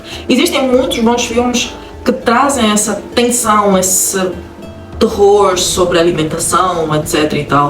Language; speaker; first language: Portuguese; native; Portuguese